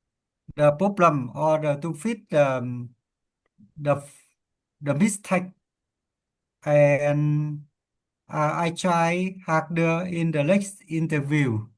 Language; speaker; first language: English; non-native, learner; Vietnamese